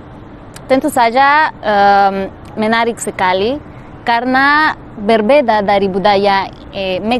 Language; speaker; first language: Indonesian; non-native, fluent; Spanish